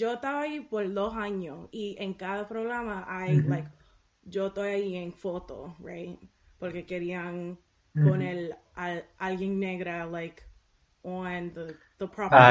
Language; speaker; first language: Spanish; early bilingual, heritage; Spanish